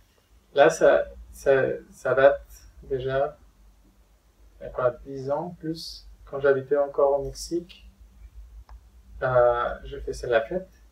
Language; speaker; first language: French; non-native, fluent; Spanish